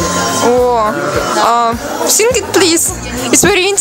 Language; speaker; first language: English; non-native, learner; Russian